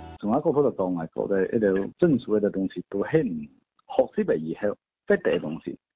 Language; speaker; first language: Chinese; non-native, local second language; Cantonese